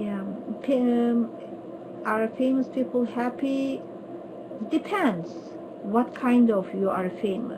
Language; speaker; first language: English; non-native, learner; Turkish